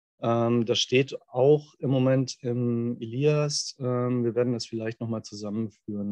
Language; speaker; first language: German; native; German